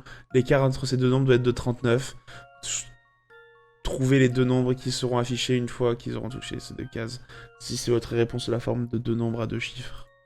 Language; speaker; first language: French; native; French